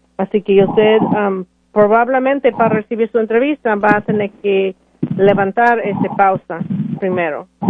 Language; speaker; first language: Spanish; early bilingual, heritage; Spanish